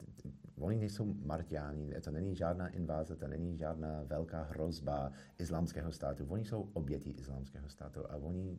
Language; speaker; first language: Czech; non-native, fluent; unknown